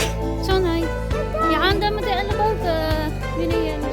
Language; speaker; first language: Dutch; non-native, learner; Filipino